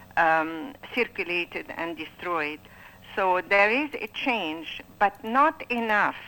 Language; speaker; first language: English; non-native, fluent; Arabic